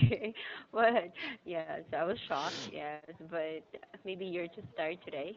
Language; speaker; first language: English; non-native, fluent; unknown